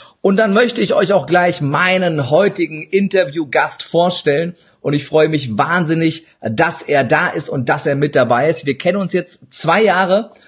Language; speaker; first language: German; early bilingual, other home language; Turkish